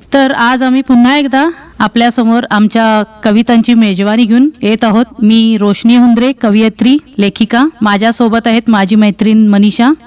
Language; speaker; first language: Marathi; native; Marathi